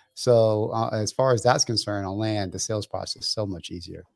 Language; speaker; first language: English; early bilingual, other home language; Vietnamese